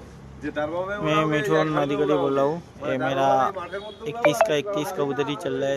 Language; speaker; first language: Hindi; non-native, local second language; Bangla